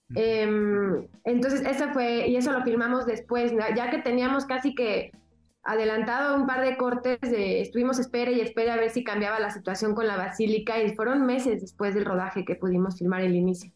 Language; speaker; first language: Spanish; native; Spanish